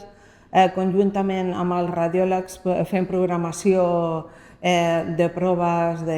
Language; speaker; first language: Catalan; non-native, local second language; Spanish